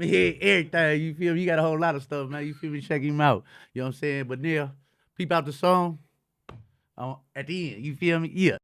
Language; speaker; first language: English; native; English